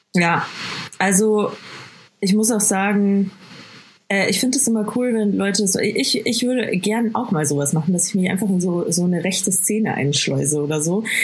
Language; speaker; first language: German; native; German